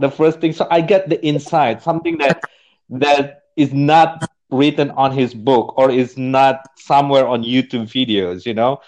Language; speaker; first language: English; non-native, fluent; Indonesian